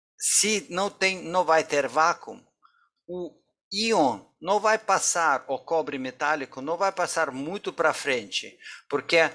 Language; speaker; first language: Portuguese; non-native, fluent; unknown